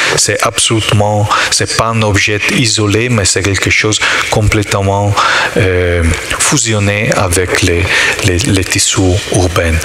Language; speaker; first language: French; non-native, learner; Italian